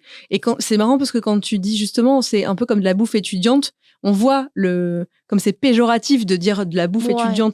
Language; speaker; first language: French; native; French